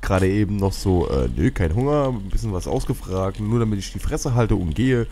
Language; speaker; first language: German; native; German